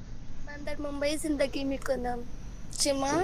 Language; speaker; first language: Persian; non-native, learner; Urdu